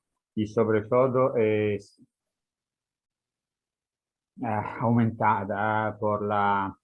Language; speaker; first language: Spanish; non-native, fluent; Italian